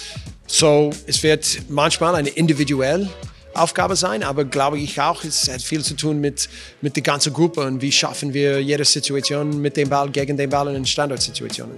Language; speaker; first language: German; non-native, learner; English